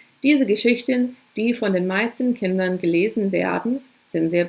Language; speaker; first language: German; non-native, fluent; English